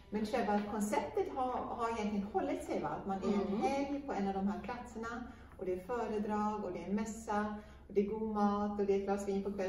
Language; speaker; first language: Swedish; native; Swedish